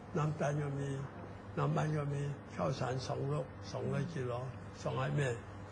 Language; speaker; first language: Thai; non-native, learner; Chinese